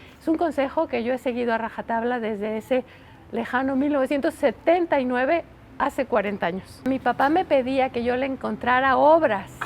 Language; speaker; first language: Spanish; native; Spanish